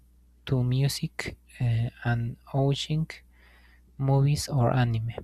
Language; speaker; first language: English; non-native, learner; Spanish